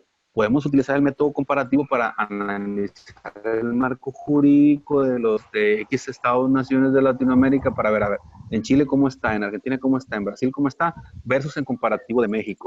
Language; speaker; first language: Spanish; native; Spanish